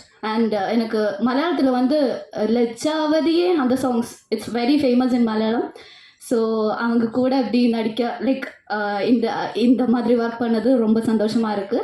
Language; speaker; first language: Tamil; non-native, learner; Malayalam